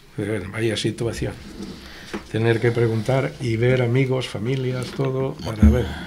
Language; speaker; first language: Spanish; native; Spanish